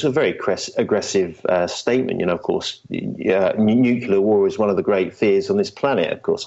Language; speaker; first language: English; native; English